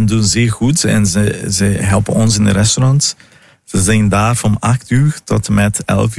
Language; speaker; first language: Dutch; non-native, fluent; Portuguese